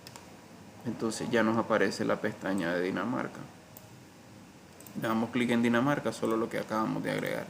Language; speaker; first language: Spanish; native; Spanish